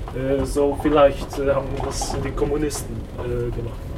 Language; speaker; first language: German; non-native, fluent; Polish